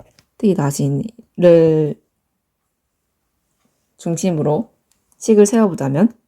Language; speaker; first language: Korean; native; Korean